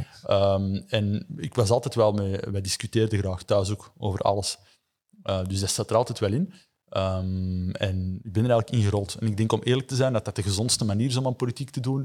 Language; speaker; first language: Dutch; native; Dutch